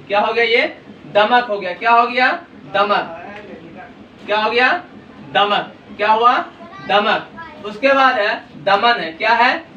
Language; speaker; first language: Hindi; native; Hindi